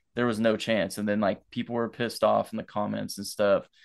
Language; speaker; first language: English; native; English